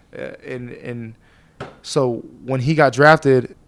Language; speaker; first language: English; native; English